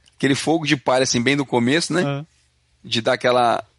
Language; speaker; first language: Portuguese; native; Portuguese